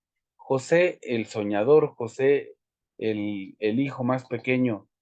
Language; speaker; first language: Spanish; native; Spanish